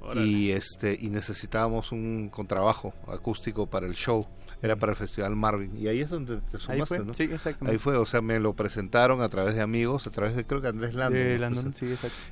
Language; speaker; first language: Spanish; native; Spanish